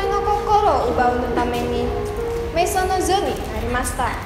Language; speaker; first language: Japanese; non-native, learner; Indonesian